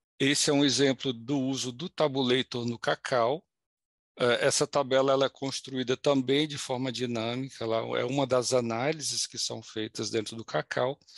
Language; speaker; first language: Portuguese; native; Portuguese